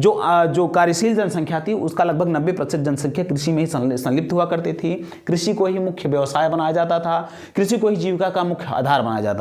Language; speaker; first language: Hindi; native; Hindi